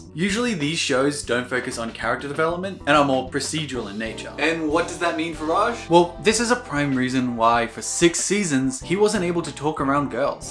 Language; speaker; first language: English; native; English